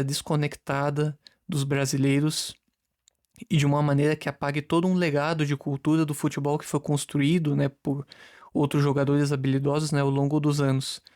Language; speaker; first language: Portuguese; native; Portuguese